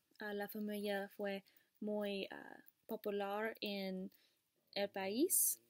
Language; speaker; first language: Spanish; non-native, learner; English